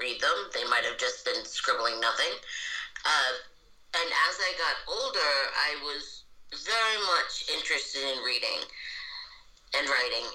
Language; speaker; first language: English; native; English